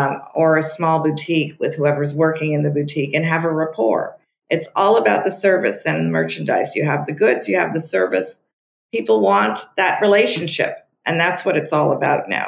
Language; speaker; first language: English; non-native, fluent; French